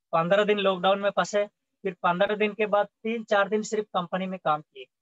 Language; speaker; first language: Hindi; native; Hindi